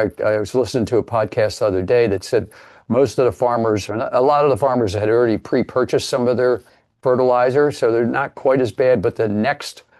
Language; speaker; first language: English; native; English